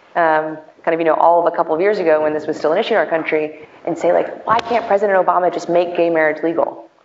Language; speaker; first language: English; native; English